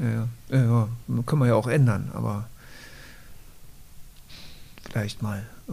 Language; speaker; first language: German; native; German